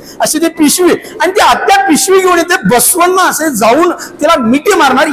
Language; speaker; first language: Marathi; non-native, local second language; Kannada